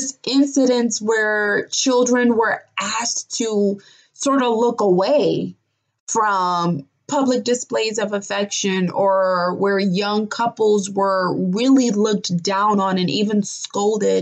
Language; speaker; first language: English; non-native, local second language; Yoruba